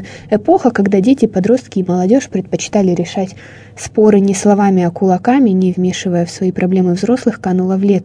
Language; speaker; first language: Russian; native; Russian